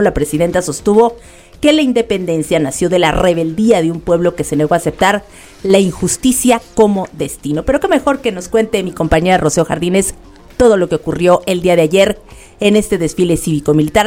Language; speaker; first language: Spanish; native; Spanish